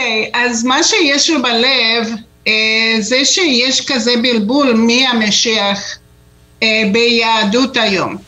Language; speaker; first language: Hebrew; non-native, fluent; Spanish